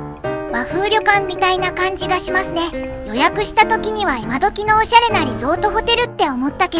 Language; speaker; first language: Japanese; native; Japanese